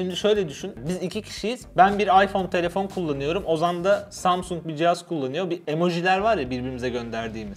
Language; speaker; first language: Turkish; native; Turkish